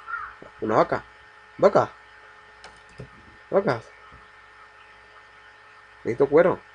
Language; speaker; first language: Spanish; native; Spanish